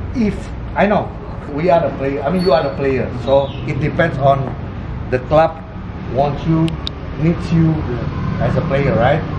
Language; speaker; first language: English; non-native, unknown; Indonesian